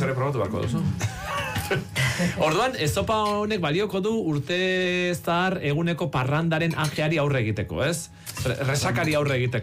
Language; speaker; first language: Basque; native; Basque